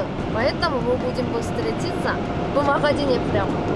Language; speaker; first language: Russian; non-native, fluent; Korean